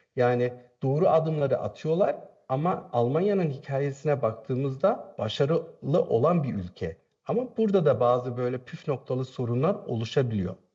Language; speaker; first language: Turkish; native; Turkish